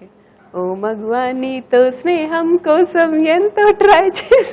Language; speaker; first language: Telugu; non-native, learner; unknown